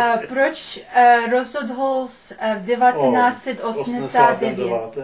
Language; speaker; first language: Czech; non-native, learner; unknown